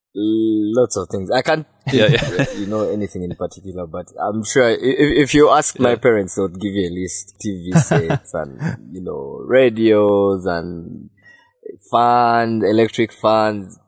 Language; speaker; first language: English; non-native, local second language; Ganda